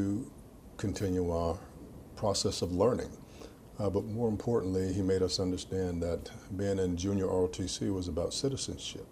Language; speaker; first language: English; native; English